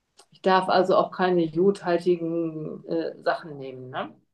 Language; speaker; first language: German; native; German